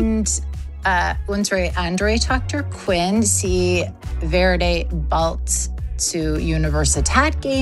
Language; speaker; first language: German; non-native, learner; English